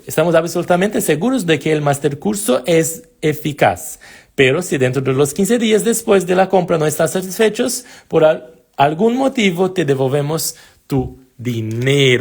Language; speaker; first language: Spanish; non-native, fluent; Portuguese